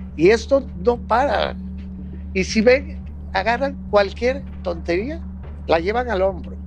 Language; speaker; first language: Spanish; native; Spanish